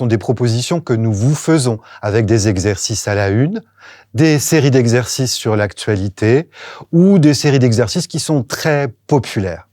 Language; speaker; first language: French; native; French